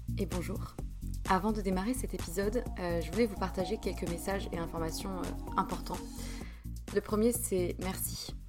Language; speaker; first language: French; native; French